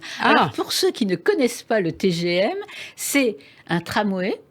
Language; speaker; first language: French; native; French